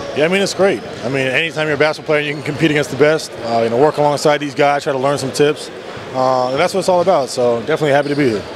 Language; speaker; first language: English; native; English